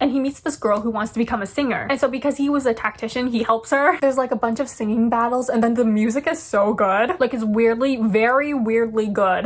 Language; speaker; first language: English; native; English